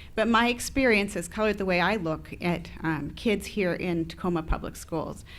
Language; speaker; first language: English; early bilingual, other home language; Spanish